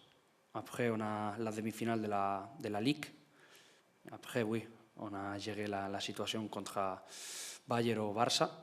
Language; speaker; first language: French; non-native, learner; Spanish